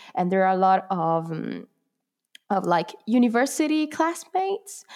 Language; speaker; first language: English; non-native, fluent; Italian